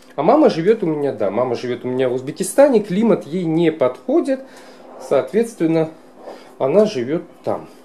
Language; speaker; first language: Russian; non-native, local second language; Kara-Kalpak